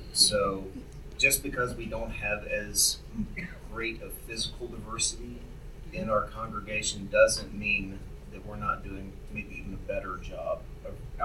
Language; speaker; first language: English; native; English